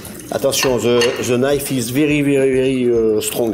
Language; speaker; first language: English; non-native, learner; French